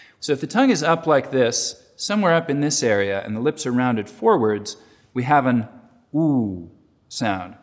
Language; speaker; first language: English; native; English